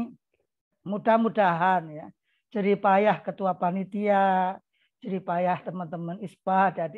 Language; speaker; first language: Indonesian; native; Indonesian